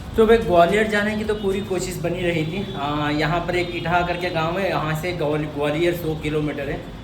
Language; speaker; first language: Hindi; non-native, local second language; Kannada